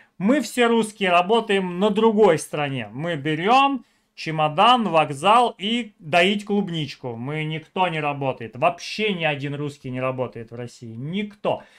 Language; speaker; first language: Russian; native; Russian